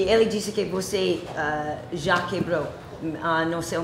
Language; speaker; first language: Portuguese; non-native, learner; English